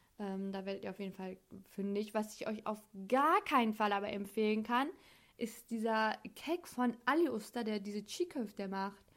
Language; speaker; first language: German; native; German